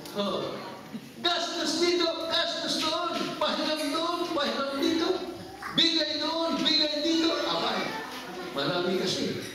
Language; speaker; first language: Filipino; non-native, local second language; Cebuano